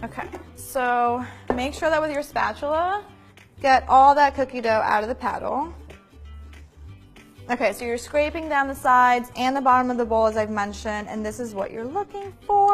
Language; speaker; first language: English; native; English